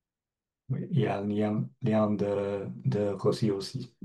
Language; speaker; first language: French; non-native, fluent; English